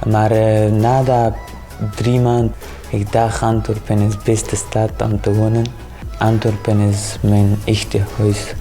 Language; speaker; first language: Dutch; non-native, learner; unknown